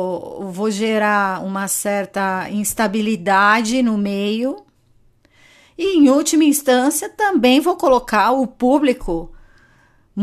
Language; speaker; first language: Portuguese; native; Portuguese